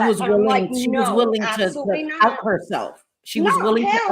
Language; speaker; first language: English; native; English